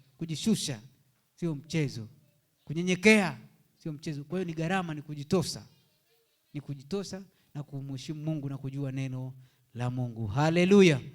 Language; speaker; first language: Swahili; native; Swahili